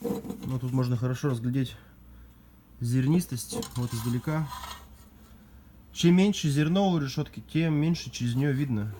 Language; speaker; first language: Russian; native; Russian